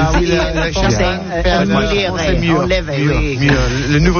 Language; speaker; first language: French; non-native, learner; English